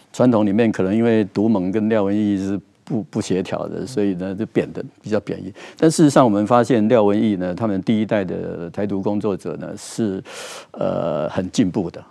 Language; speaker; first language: Chinese; native; Chinese